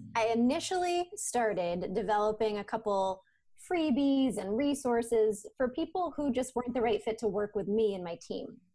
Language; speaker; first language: English; native; English